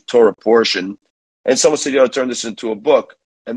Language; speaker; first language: English; native; English